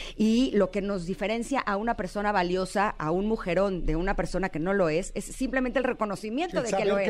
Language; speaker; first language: Spanish; native; Spanish